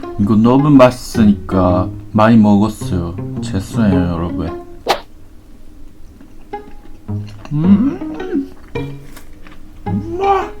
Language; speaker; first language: Korean; non-native, learner; Japanese